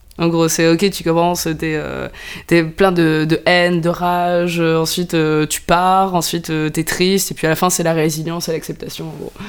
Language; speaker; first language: French; non-native, local second language; Arabic